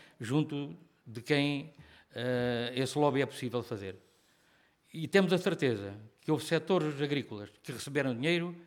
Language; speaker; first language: Portuguese; native; Portuguese